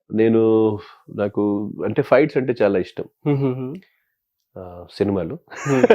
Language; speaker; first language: Telugu; non-native, local second language; Hindi